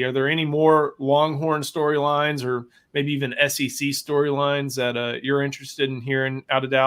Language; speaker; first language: English; native; English